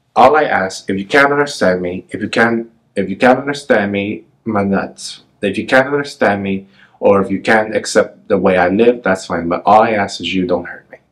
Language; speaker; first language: English; native; English